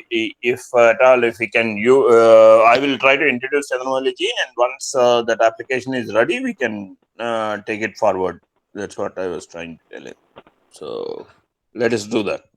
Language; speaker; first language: English; non-native, local second language; Telugu